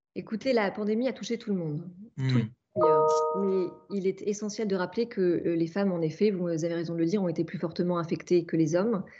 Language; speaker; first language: French; native; French